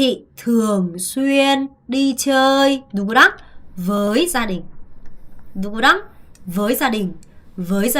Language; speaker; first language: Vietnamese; non-native, fluent; Korean